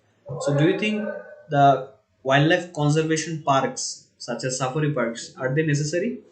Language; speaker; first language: English; non-native, local second language; Bangla